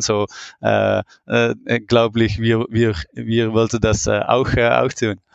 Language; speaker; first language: German; non-native, learner; Dutch